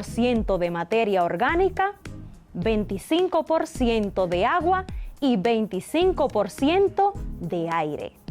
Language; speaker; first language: Spanish; native; Spanish